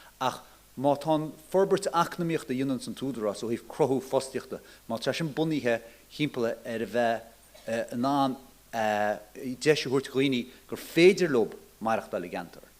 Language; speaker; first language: Irish; native; Irish